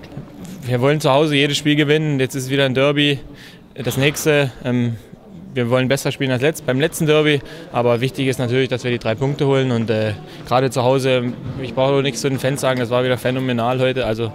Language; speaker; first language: German; native; German